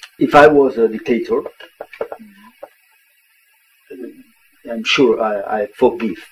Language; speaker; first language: English; non-native, learner; Spanish